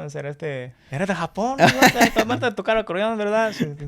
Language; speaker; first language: Spanish; non-native, learner; Japanese